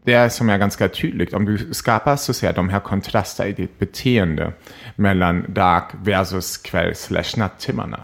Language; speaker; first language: Swedish; non-native, fluent; German